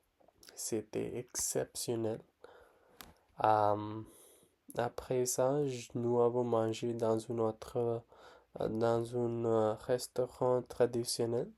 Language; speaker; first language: French; non-native, learner; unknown